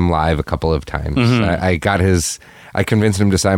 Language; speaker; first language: English; native; English